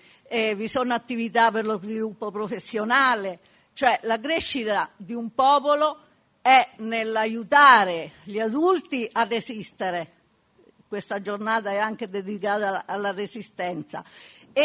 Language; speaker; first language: Italian; native; Italian